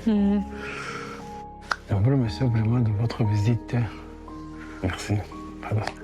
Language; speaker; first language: French; non-native, local second language; Kinyarwanda